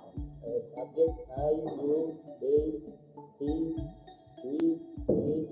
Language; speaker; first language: English; non-native, learner; Indonesian